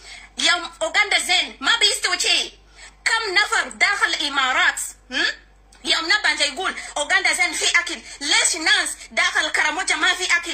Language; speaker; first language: Arabic; non-native, learner; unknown